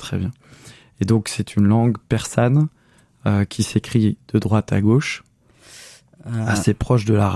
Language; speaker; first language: French; native; French